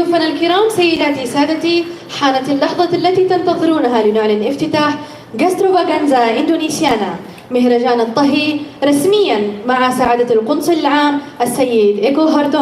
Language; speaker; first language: Arabic; native; Arabic